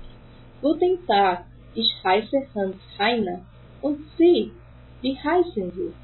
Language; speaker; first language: German; non-native, fluent; Portuguese